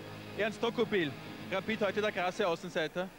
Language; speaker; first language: German; native; German